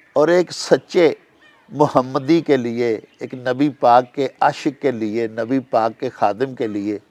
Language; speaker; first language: Urdu; non-native, local second language; Punjabi